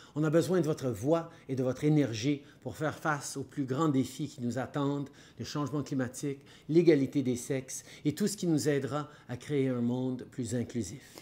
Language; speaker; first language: French; native; French